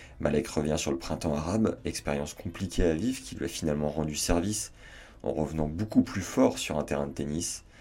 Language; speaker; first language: French; native; French